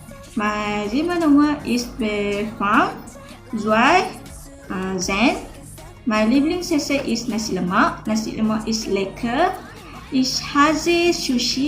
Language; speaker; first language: German; non-native, learner; Malay